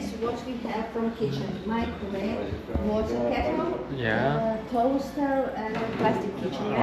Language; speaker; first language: English; non-native, learner; Croatian